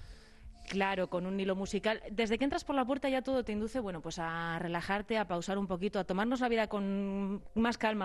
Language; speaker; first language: Spanish; native; Spanish